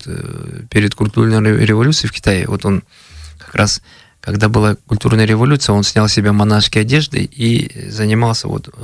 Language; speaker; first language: Russian; native; Russian